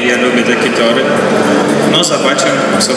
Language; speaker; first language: Polish; non-native, learner; Russian